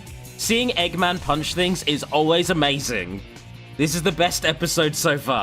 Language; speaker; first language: English; native; English